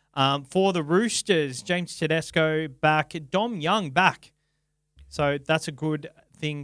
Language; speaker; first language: English; native; English